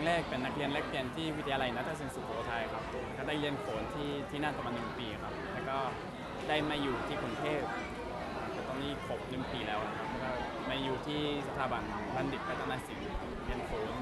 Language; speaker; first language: Thai; non-native, learner; English